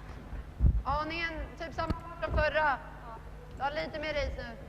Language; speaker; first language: Swedish; native; Swedish